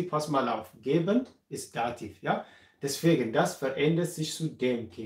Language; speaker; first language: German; non-native, fluent; Amharic